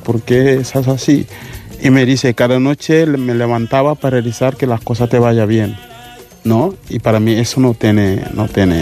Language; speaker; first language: Spanish; non-native, fluent; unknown